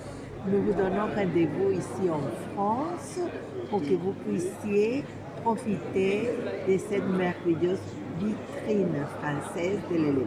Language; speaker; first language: French; non-native, fluent; Spanish